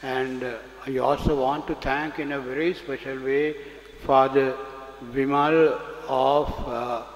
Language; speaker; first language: English; non-native, local second language; Sinhala